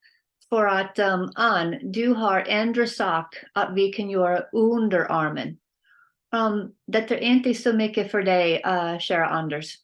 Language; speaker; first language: Swedish; non-native, learner; English